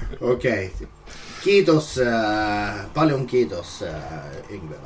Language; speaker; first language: Finnish; non-native, learner; Norwegian